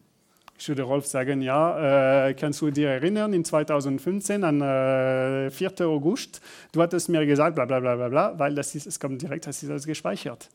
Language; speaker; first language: German; non-native, learner; French